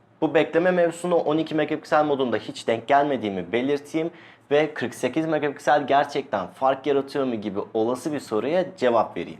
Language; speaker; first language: Turkish; native; Turkish